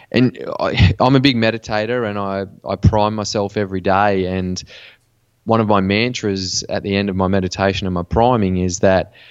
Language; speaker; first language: English; native; English